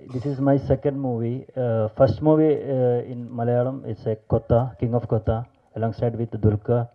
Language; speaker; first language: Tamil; non-native, learner; Malayalam